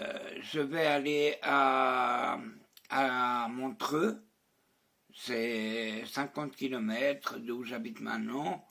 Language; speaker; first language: French; non-native, fluent; Spanish